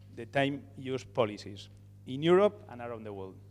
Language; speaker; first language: English; non-native, fluent; Catalan